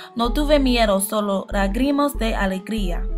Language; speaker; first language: Spanish; non-native, learner; English